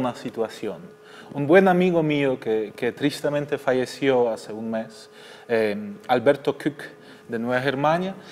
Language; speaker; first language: Spanish; non-native, fluent; German